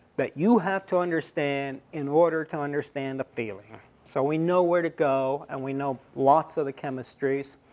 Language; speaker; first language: English; non-native, fluent; Estonian